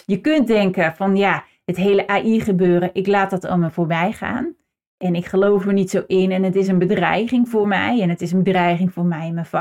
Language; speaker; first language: Dutch; native; Dutch